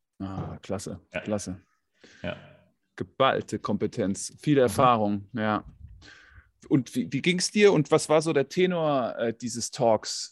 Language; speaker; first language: German; native; German